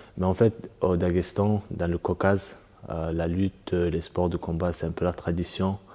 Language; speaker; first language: French; early bilingual, other home language; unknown